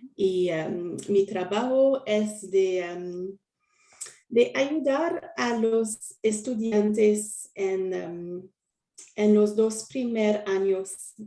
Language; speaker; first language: Spanish; non-native, learner; French